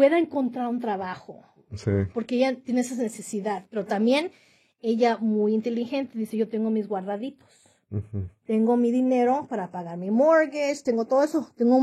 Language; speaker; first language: Spanish; early bilingual, heritage; Spanish